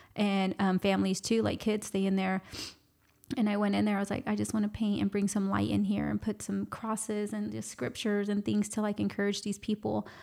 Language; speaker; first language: English; native; English